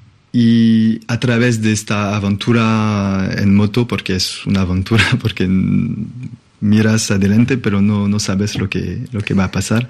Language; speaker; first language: Spanish; non-native, fluent; French